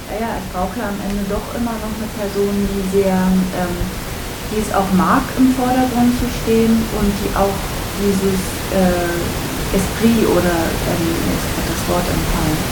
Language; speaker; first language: German; native; German